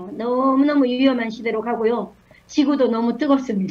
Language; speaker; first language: Korean; native; Korean